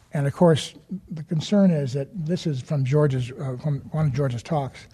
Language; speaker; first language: English; native; English